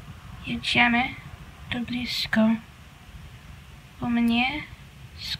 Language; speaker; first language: Polish; non-native, learner; English